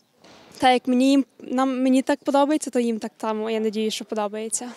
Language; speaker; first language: Ukrainian; early bilingual, other home language; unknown